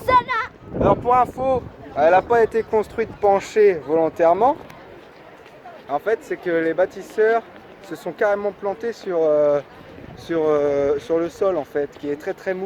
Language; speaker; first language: French; native; French